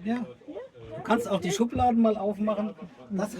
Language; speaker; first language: German; native; German